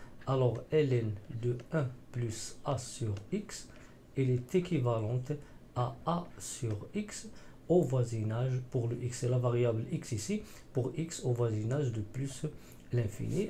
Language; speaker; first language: French; non-native, local second language; Arabic